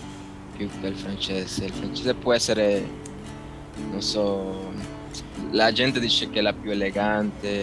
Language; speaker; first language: Italian; non-native, fluent; Spanish